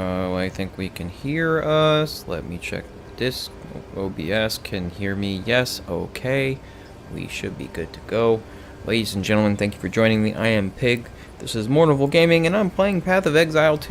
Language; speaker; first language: English; native; English